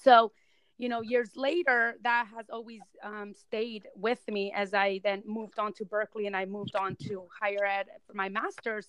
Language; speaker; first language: English; early bilingual, other home language; Spanish